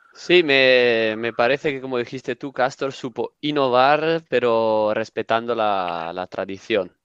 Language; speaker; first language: Spanish; non-native, fluent; Italian